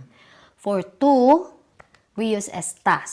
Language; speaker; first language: Spanish; non-native, learner; Filipino